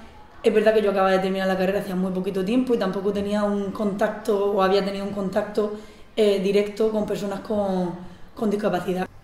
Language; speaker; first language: Spanish; native; Spanish